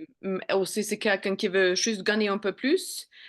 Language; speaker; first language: French; non-native, fluent; Swedish